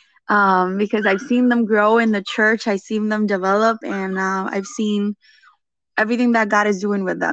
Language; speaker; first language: English; early bilingual, other home language; Spanish